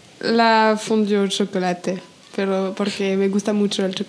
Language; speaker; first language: Spanish; non-native, learner; French